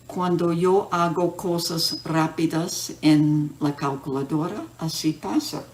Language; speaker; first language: Spanish; non-native, fluent; English